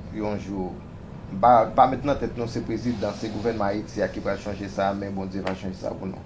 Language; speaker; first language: Haitian Creole; native; Haitian Creole